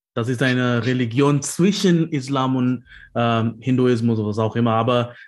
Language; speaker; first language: German; non-native, learner; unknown